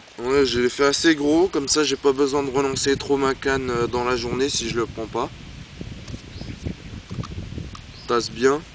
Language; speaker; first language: French; native; French